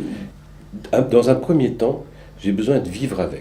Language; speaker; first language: French; early bilingual, other home language; Romanian